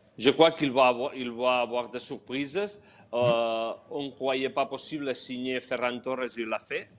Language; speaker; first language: French; non-native, learner; Catalan